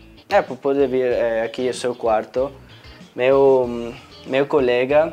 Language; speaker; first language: Portuguese; non-native, fluent; Italian